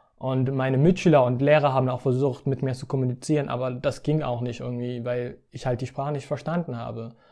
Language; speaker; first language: German; early bilingual, other home language; Tigrinya